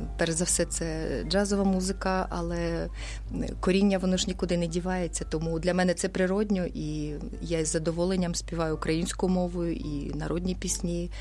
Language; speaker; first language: Ukrainian; native; Ukrainian